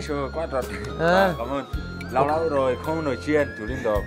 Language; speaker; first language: Vietnamese; non-native, learner; Portuguese